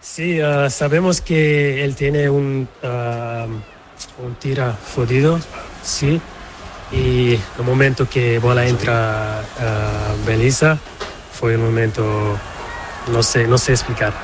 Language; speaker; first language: Spanish; non-native, learner; Portuguese